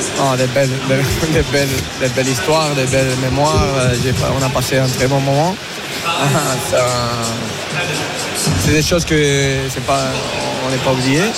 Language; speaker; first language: French; non-native, learner; Spanish